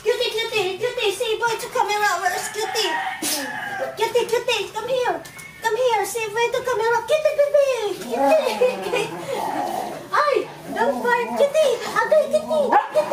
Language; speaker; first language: English; non-native, learner; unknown